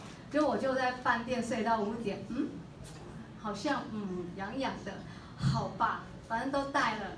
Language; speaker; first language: Chinese; native; Chinese